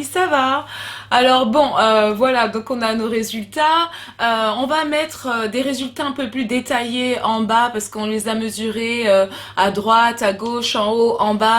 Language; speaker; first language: French; native; French